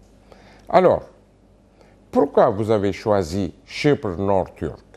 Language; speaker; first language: French; non-native, fluent; Turkish